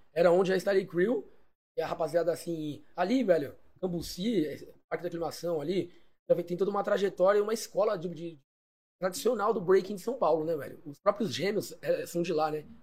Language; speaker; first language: Portuguese; native; Portuguese